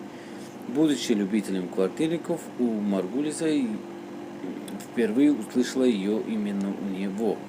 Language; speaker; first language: Russian; non-native, local second language; Tajik